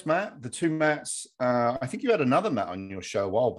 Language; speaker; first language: English; native; English